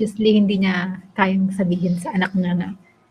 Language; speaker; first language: Filipino; native; Filipino